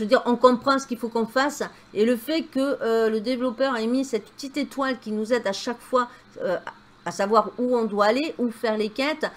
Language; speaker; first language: French; native; French